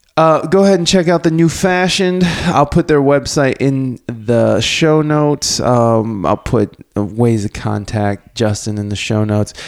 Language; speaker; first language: English; native; English